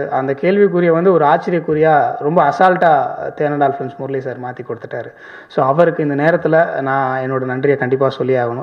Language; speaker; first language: Tamil; native; Tamil